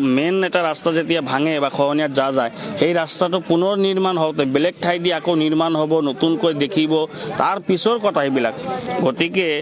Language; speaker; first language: Assamese; non-native, local second language; Bangla